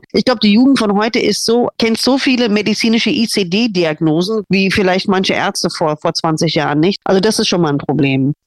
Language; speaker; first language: German; non-native, fluent; English